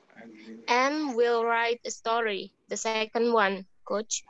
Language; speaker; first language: English; non-native, learner; Indonesian